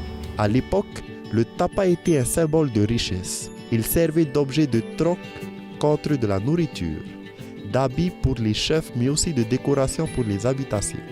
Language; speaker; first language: French; native; French